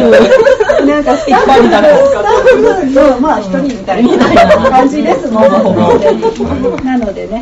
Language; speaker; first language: Japanese; native; Japanese